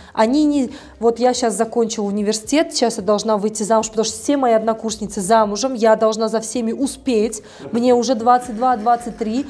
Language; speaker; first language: Russian; non-native, local second language; Tajik